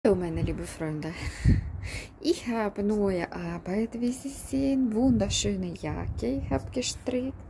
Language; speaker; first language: German; non-native, fluent; Russian